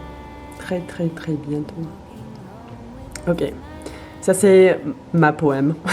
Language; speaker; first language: French; non-native, learner; English